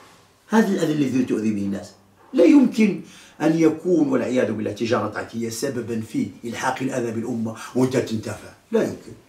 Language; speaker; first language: Arabic; native; Arabic